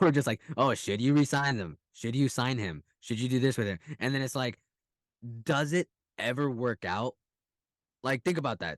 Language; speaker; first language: English; native; English